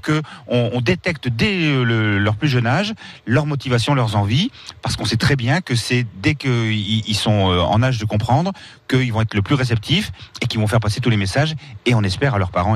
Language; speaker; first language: French; native; French